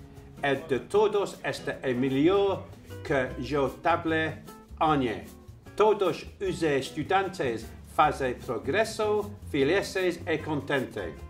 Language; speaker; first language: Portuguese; non-native, learner; English